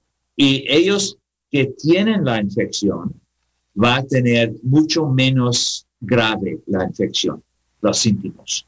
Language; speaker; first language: Spanish; non-native, learner; English